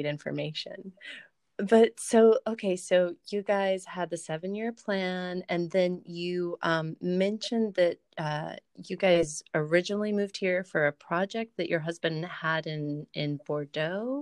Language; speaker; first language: English; native; English